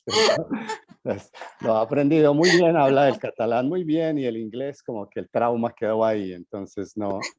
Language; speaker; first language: Spanish; native; Spanish